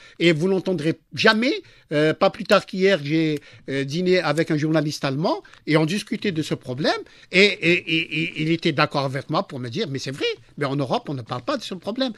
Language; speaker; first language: French; non-native, local second language; Arabic